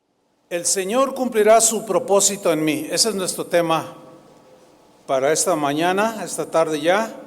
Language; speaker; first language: Spanish; native; Spanish